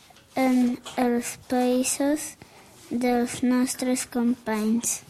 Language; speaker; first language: Catalan; early bilingual, other home language; Czech